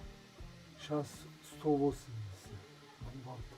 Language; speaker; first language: Russian; non-native, local second language; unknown